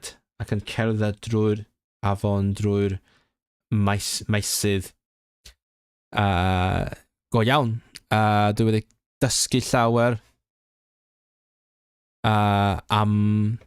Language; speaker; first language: Welsh; non-native, learner; Cantonese